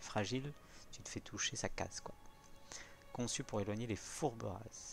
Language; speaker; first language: French; native; French